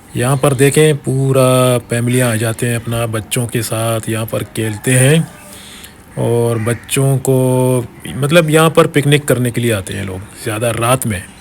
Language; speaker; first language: Urdu; non-native, local second language; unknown